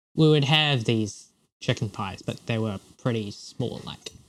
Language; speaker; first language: English; non-native, local second language; Cantonese